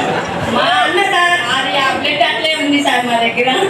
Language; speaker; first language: Telugu; native; Telugu